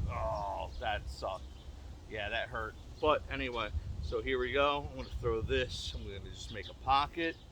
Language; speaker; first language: English; native; English